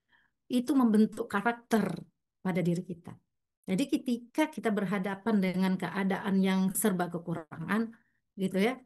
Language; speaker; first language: Indonesian; native; Indonesian